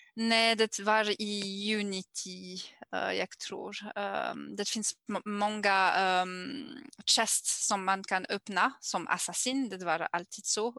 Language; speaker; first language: Swedish; non-native, learner; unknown